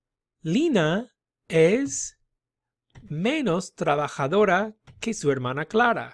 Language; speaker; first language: Spanish; non-native, fluent; English